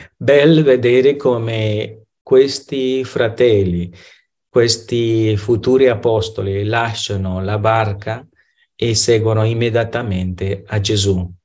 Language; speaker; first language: Italian; non-native, fluent; Romanian